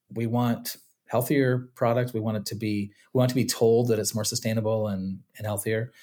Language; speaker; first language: English; native; English